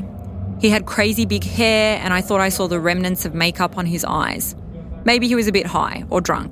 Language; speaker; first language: English; native; English